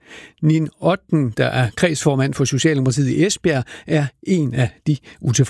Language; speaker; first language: Danish; native; Danish